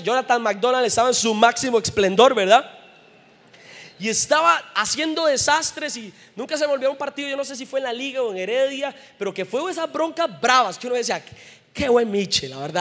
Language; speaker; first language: Spanish; native; Spanish